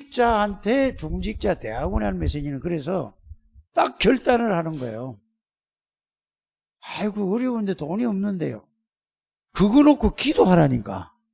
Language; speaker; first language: Korean; native; Korean